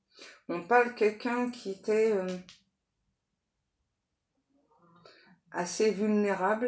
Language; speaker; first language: French; native; French